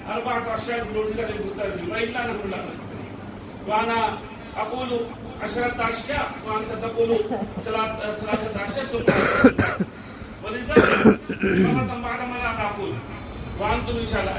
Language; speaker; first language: Arabic; non-native, fluent; Urdu